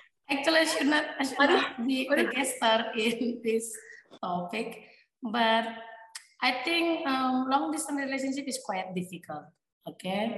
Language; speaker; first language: English; non-native, fluent; Indonesian